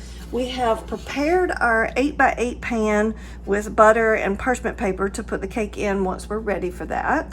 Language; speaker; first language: English; native; English